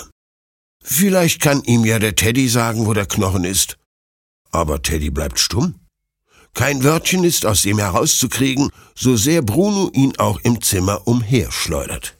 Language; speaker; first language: German; native; German